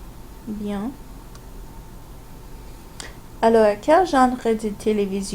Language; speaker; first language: French; non-native, fluent; English